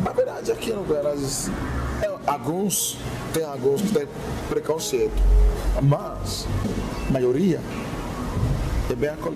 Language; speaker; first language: Portuguese; non-native, learner; Igbo